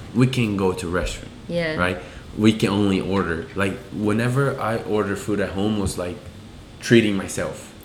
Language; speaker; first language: English; non-native, fluent; Portuguese